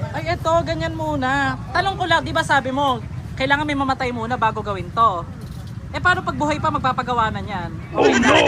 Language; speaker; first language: Filipino; native; Filipino